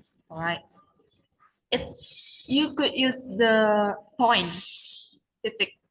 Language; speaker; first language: English; non-native, learner; Indonesian